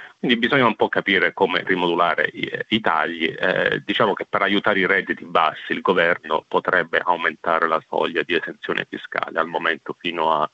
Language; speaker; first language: Italian; native; Italian